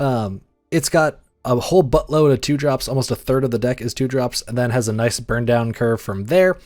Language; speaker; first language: English; native; English